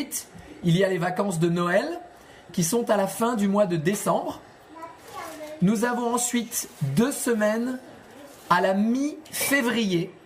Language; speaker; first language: French; native; French